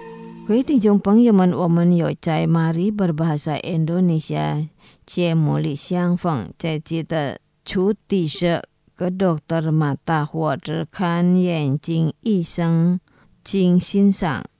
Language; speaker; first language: Chinese; non-native, learner; Indonesian